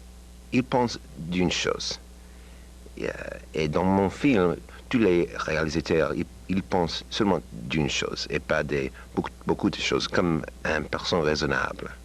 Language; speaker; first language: French; non-native, learner; English